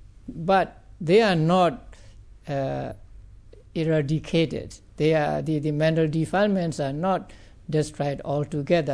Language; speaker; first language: English; non-native, fluent; Burmese